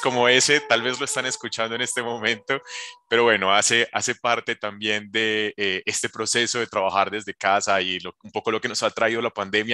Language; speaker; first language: Spanish; native; Spanish